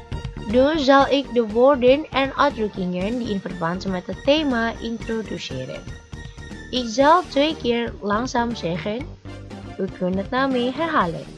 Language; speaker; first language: Dutch; non-native, fluent; Indonesian